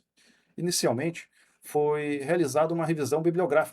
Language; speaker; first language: Portuguese; native; Portuguese